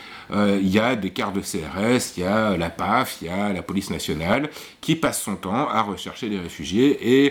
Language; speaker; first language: French; native; French